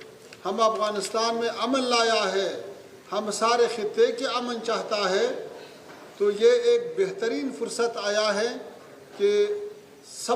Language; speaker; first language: Hindi; non-native, fluent; Pashto